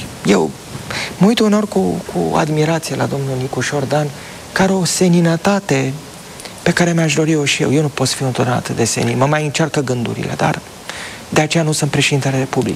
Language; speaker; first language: Romanian; native; Romanian